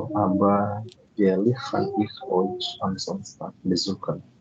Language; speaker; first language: German; non-native, learner; Indonesian